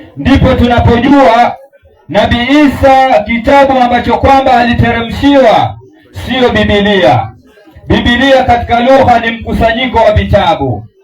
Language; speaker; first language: Swahili; non-native, local second language; Luyia